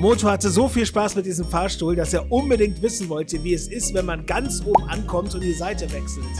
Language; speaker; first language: German; native; German